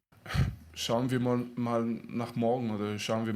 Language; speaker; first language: German; non-native, fluent; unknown